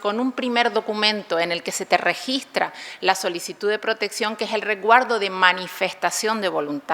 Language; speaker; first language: Spanish; native; Spanish